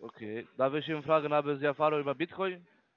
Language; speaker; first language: German; non-native, learner; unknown